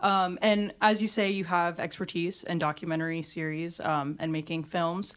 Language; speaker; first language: English; native; English